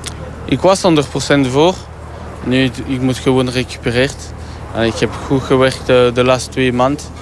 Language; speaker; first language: Dutch; non-native, local second language; French